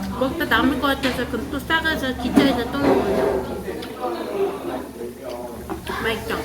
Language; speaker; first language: Korean; native; Korean